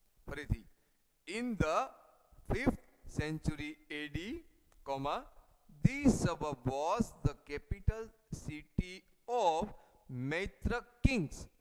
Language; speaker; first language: English; non-native, local second language; Gujarati